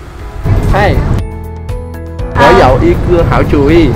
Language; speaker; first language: Chinese; non-native, learner; Vietnamese